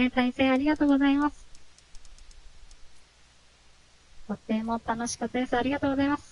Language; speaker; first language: Japanese; native; Japanese